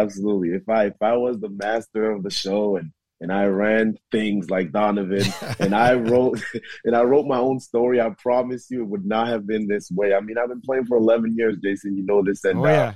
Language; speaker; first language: English; native; English